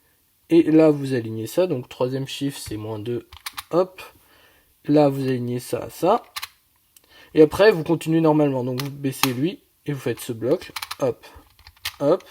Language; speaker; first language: French; native; French